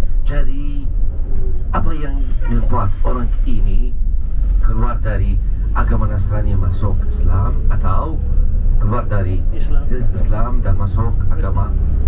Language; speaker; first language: Indonesian; non-native, fluent; Arabic